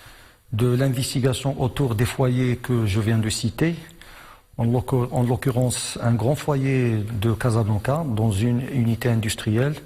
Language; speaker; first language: French; non-native, local second language; Arabic